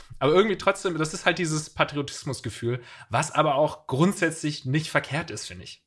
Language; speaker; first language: German; native; German